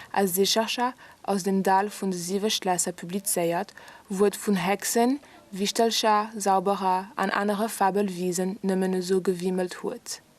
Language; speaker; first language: Luxembourgish; non-native, learner; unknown